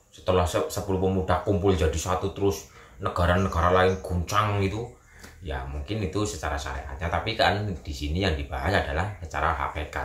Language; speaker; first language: Indonesian; native; Indonesian